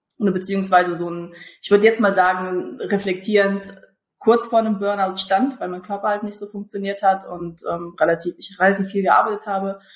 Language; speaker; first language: German; early bilingual, other home language; Russian